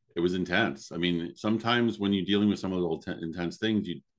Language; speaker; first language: English; native; English